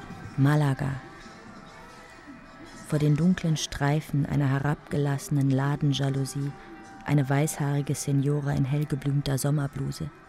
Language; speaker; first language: German; native; German